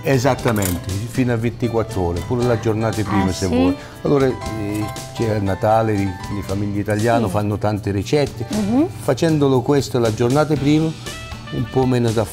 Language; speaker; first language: Italian; early bilingual, heritage; Italian